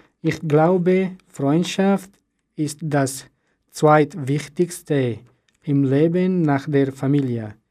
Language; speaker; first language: German; non-native, learner; Persian